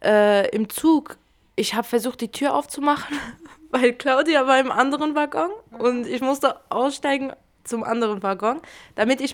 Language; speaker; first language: German; early bilingual, other home language; Kurdish